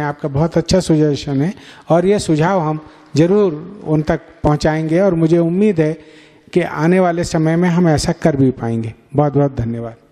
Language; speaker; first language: Hindi; native; Hindi